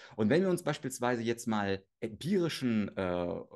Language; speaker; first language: German; early bilingual, other home language; Russian